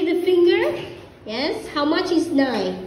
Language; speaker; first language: English; non-native, fluent; Vietnamese